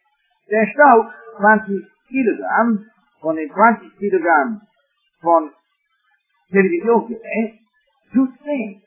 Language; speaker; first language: German; non-native, fluent; English